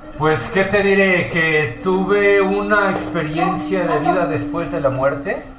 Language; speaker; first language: Spanish; native; Spanish